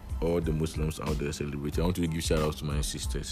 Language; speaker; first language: English; non-native, local second language; Akan